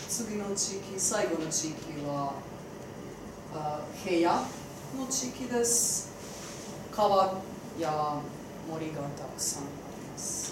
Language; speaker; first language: Japanese; non-native, learner; Croatian